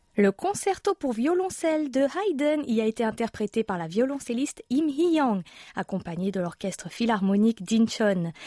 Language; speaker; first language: French; native; French